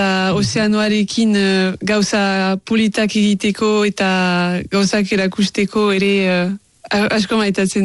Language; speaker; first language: Basque; non-native, local second language; French